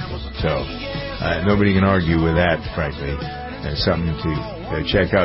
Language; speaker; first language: English; native; English